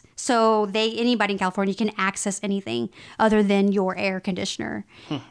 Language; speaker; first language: English; native; English